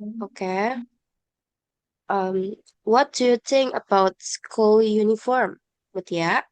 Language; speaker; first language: English; non-native, learner; Indonesian